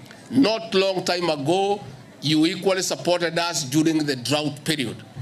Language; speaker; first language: English; non-native, local second language; Kikuyu